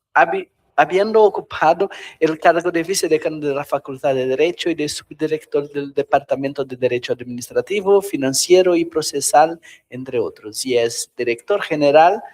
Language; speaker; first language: Spanish; non-native, fluent; Portuguese